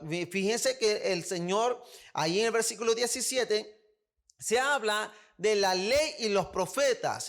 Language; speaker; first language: Spanish; native; Spanish